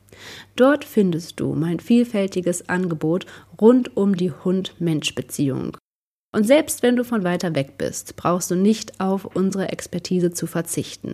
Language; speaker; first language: German; native; German